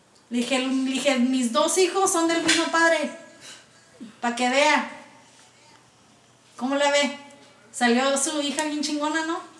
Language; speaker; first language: Spanish; early bilingual, heritage; Spanish